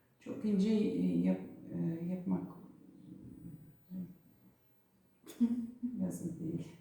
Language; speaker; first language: Turkish; non-native, learner; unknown